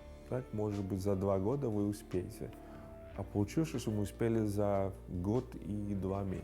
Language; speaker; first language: Russian; non-native, learner; Hindi